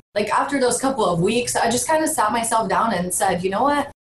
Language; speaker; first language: English; early bilingual, other home language; Bulgarian